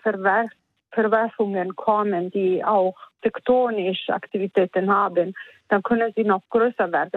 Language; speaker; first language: German; non-native, fluent; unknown